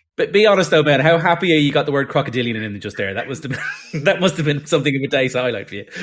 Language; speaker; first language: English; native; English